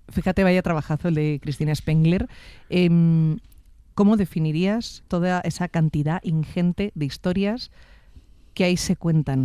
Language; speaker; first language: Spanish; native; Spanish